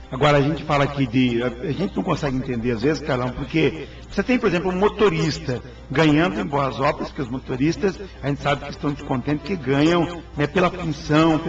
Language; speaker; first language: Portuguese; native; Portuguese